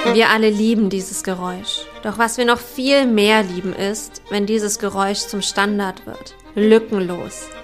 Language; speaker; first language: German; native; German